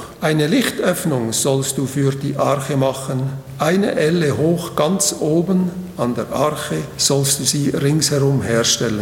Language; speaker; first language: German; native; German